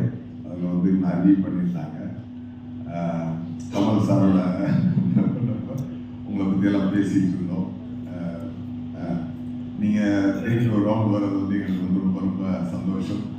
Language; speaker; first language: Tamil; native; Tamil